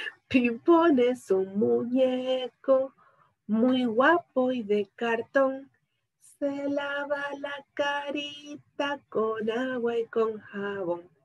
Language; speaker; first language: Spanish; native; Spanish